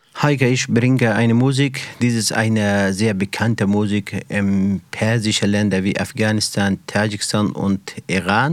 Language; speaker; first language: German; non-native, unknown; Persian